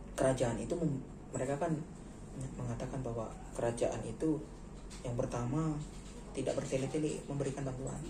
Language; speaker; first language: Indonesian; native; Indonesian